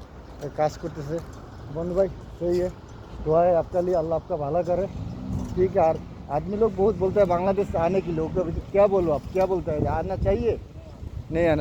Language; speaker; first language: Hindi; non-native, learner; Bangla